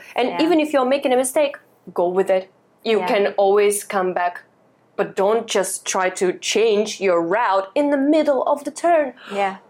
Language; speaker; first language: English; non-native, fluent; Russian